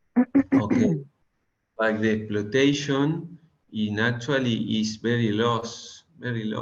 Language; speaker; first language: English; non-native, learner; Spanish